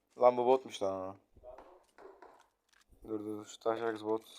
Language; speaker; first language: Turkish; native; Turkish